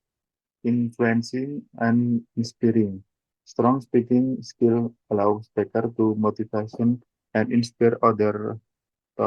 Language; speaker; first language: English; non-native, learner; Indonesian